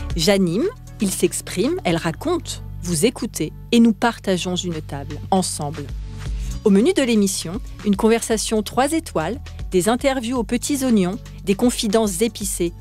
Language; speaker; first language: French; native; French